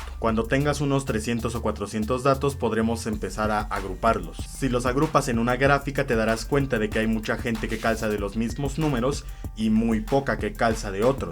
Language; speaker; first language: Spanish; native; Spanish